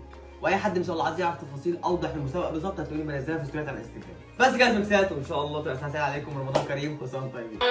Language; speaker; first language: Arabic; native; Arabic